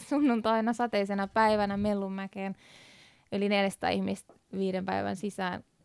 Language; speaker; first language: Finnish; early bilingual, other home language; Persian